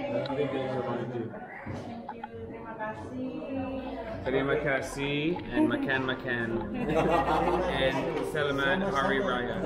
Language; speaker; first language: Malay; non-native, learner; English